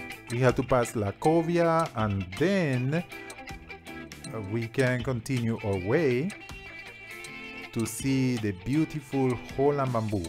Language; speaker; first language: English; non-native, fluent; Spanish